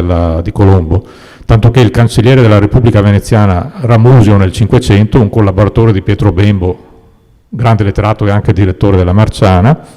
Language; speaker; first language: Italian; native; Italian